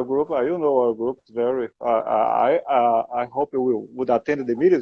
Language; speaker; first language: English; non-native, learner; Portuguese